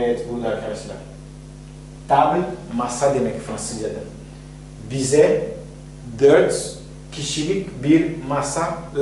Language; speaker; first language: Turkish; non-native, fluent; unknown